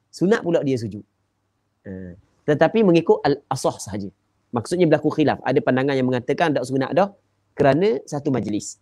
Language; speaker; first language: Malay; native; Malay